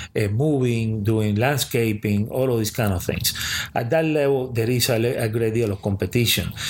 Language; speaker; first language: English; early bilingual, other home language; Spanish